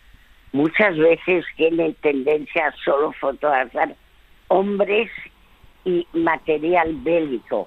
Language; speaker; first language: Spanish; early bilingual, other home language; French